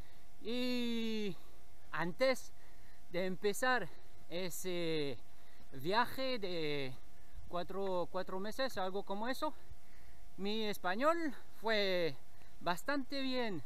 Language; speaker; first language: Spanish; non-native, learner; French